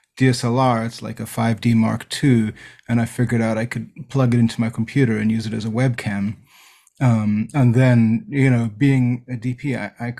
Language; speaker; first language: English; native; English